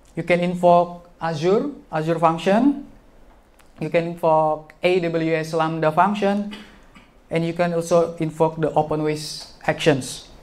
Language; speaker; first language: English; non-native, fluent; Indonesian